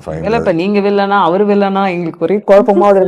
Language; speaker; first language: Tamil; native; Tamil